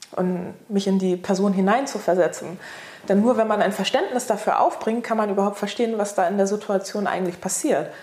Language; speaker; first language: German; native; German